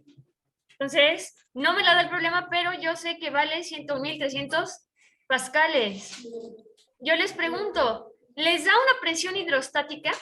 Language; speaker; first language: Spanish; native; Spanish